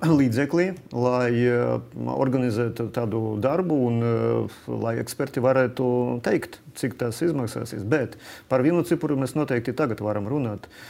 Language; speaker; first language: Latvian; non-native, local second language; Russian